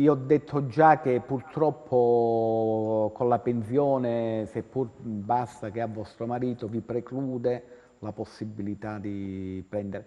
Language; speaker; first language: Italian; native; Italian